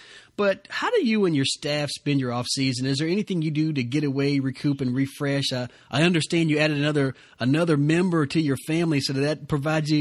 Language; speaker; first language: English; native; English